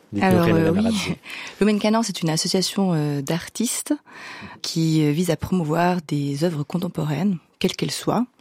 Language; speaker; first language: French; native; French